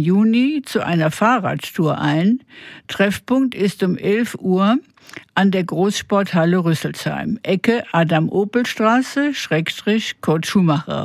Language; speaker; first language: German; native; German